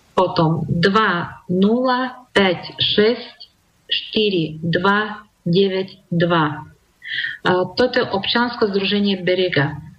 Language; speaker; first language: Slovak; non-native, fluent; Russian